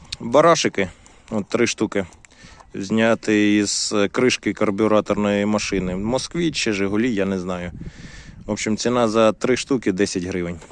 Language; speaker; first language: Ukrainian; non-native, local second language; Russian